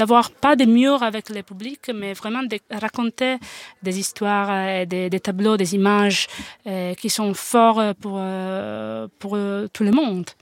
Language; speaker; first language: French; non-native, fluent; Italian